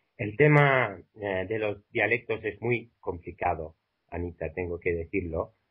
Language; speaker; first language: Spanish; non-native, fluent; Albanian